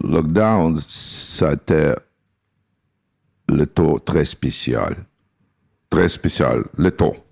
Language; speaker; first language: French; non-native, learner; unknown